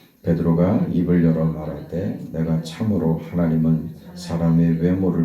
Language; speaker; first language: Korean; native; Korean